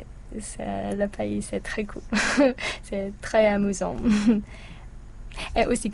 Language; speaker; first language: French; non-native, learner; English